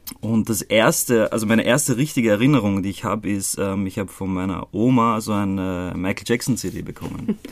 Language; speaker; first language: German; early bilingual, other home language; Croatian